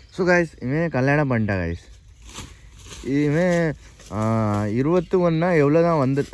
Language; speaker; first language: Tamil; non-native, learner; Nepali